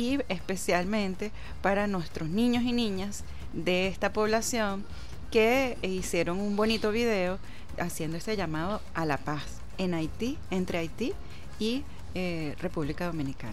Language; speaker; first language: Spanish; native; Spanish